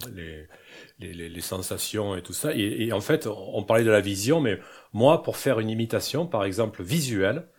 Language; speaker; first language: French; native; French